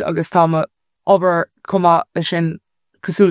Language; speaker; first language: Irish; non-native, local second language; English